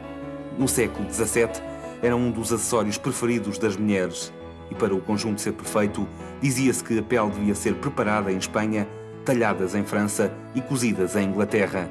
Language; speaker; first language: Portuguese; native; Portuguese